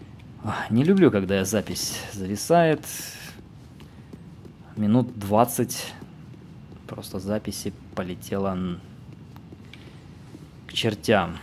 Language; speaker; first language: Russian; native; Russian